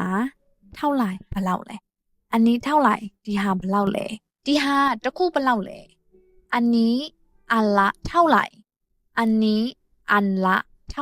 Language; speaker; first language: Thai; non-native, fluent; Burmese